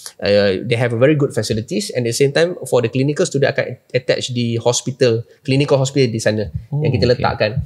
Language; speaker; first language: English; non-native, local second language; Malay